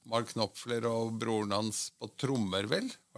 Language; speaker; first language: Norwegian; native; Norwegian